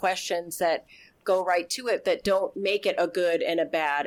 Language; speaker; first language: English; native; English